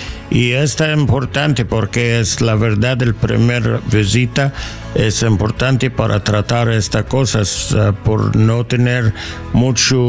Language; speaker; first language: Spanish; non-native, learner; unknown